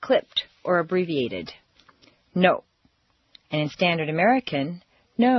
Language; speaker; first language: English; native; English